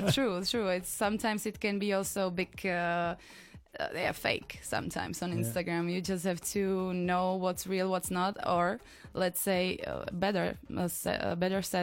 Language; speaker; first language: English; non-native, fluent; Czech